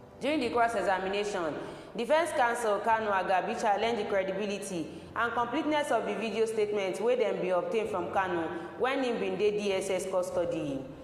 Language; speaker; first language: Nigerian Pidgin; non-native, local second language; Yoruba